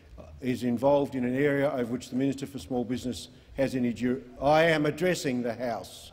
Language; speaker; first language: English; native; English